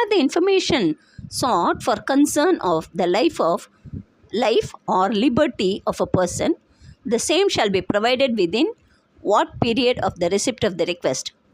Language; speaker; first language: English; non-native, local second language; Tamil